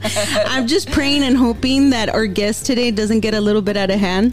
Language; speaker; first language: English; early bilingual, other home language; Spanish